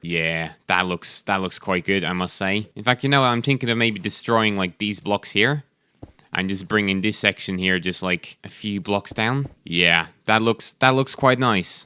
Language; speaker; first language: English; native; English